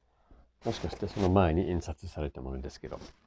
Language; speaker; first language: Japanese; non-native, fluent; English